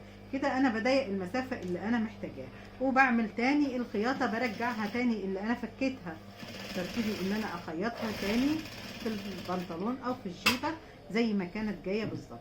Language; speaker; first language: Arabic; native; Arabic